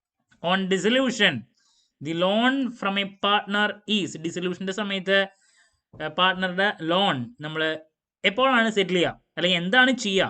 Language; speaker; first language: Malayalam; native; Malayalam